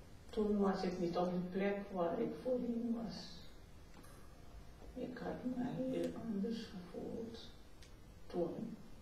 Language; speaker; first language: Dutch; non-native, local second language; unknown